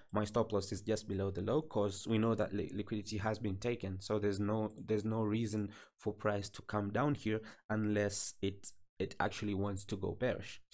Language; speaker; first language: English; non-native, local second language; Swahili